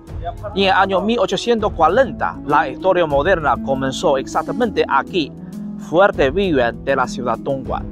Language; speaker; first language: Spanish; non-native, learner; Chinese